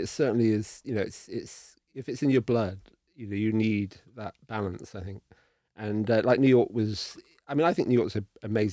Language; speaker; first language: English; native; English